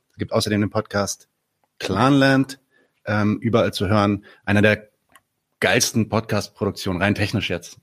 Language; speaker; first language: German; early bilingual, other home language; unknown